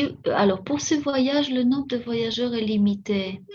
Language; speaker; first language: French; non-native, fluent; Spanish